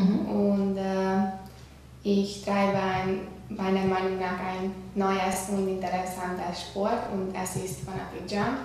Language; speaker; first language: German; non-native, learner; Hungarian